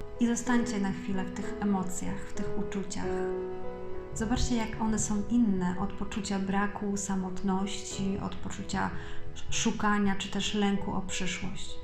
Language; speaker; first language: Polish; native; Polish